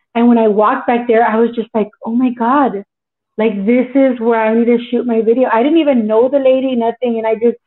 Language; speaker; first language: English; early bilingual, other home language; Spanish